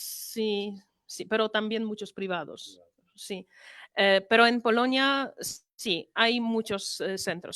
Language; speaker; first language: Spanish; non-native, fluent; Polish